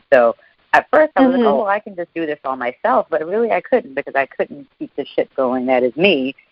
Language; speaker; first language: English; native; English